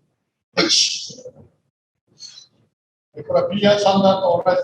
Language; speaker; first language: Japanese; native; Japanese